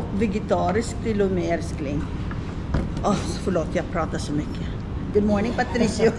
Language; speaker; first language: Swedish; non-native, learner; Filipino